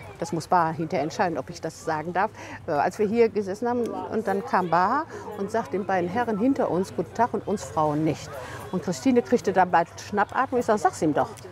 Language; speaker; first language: German; native; German